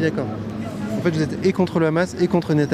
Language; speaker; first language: French; native; French